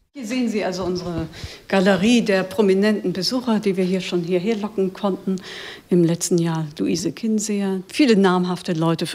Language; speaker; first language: German; native; German